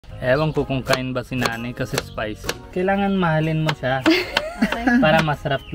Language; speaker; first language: Filipino; non-native, learner; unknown